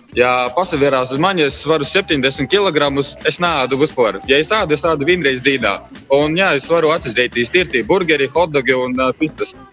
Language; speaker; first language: Latvian; native; Latvian